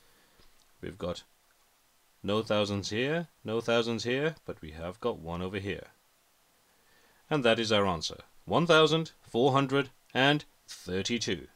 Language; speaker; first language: English; native; English